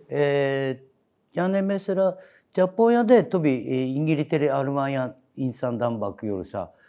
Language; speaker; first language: Turkish; non-native, learner; Japanese